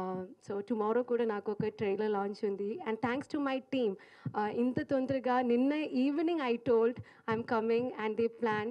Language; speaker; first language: Telugu; non-native, learner; Malayalam